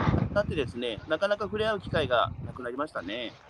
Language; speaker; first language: Japanese; native; Japanese